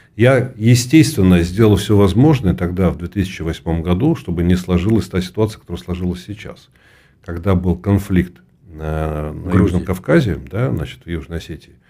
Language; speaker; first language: Russian; native; Russian